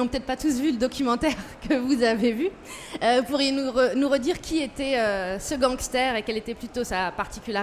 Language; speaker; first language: French; native; French